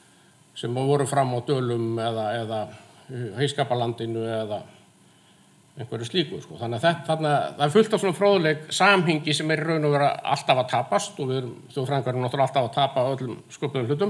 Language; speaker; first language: Icelandic; native; Icelandic